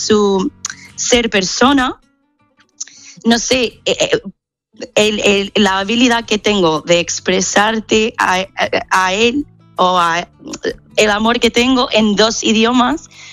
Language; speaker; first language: Spanish; non-native, fluent; English